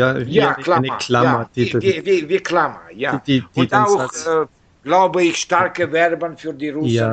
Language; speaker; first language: German; non-native, learner; Russian